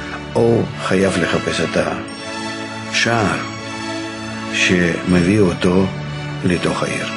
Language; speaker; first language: Hebrew; non-native, fluent; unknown